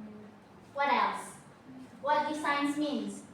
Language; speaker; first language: English; non-native, learner; Indonesian